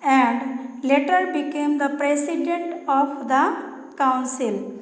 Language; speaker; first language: English; non-native, local second language; Assamese